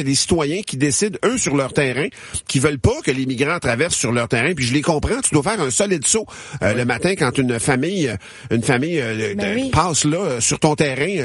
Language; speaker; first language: French; native; French